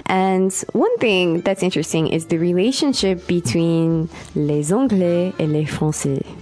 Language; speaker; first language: English; native; English